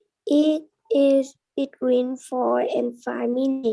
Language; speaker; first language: English; non-native, learner; Vietnamese